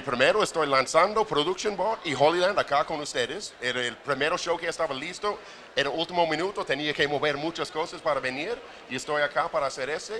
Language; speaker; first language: Spanish; non-native, fluent; English